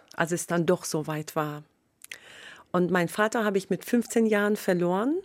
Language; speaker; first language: German; non-native, fluent; Persian